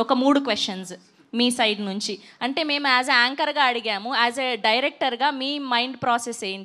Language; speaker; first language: Telugu; native; Telugu